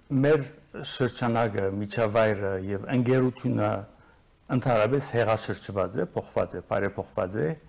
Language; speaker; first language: Armenian; early bilingual, heritage; Armenian